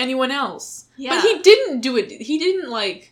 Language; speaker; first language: English; native; English